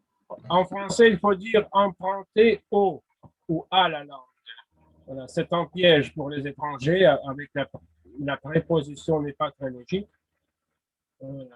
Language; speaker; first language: French; non-native, fluent; Russian